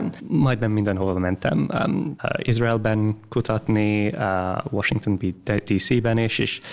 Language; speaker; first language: Hungarian; early bilingual, heritage; English